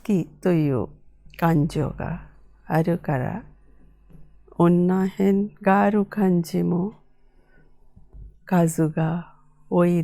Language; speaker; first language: Japanese; non-native, fluent; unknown